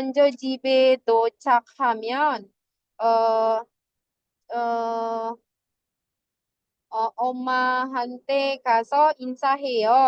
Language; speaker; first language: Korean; non-native, fluent; Indonesian